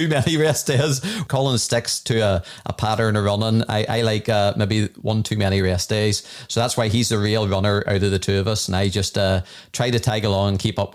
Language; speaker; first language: English; native; English